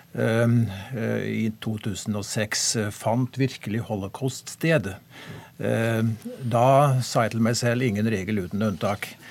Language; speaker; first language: Norwegian; native; Norwegian